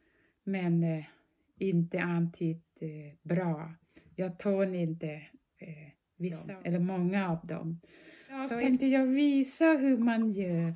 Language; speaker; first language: Swedish; non-native, fluent; Thai